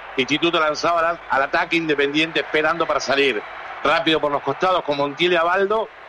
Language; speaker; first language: Spanish; native; Spanish